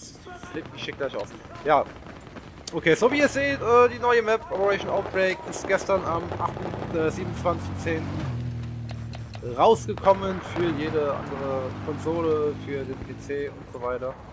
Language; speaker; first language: German; native; German